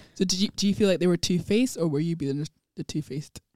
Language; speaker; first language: English; non-native, local second language; Akan